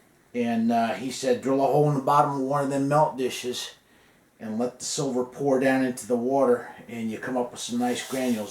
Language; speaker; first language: English; native; English